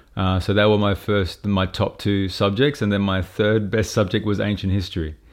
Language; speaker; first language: English; native; English